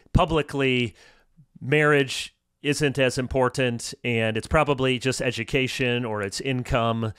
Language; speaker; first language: English; native; English